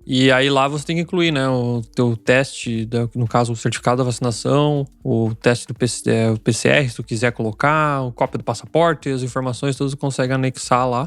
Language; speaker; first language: Portuguese; native; Portuguese